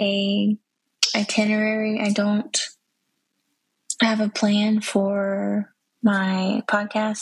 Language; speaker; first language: English; native; English